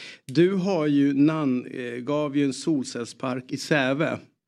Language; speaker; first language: Swedish; native; Swedish